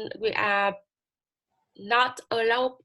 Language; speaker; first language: English; non-native, learner; Vietnamese